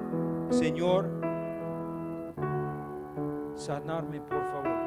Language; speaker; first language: Spanish; non-native, learner; English